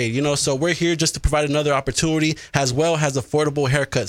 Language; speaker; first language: English; native; English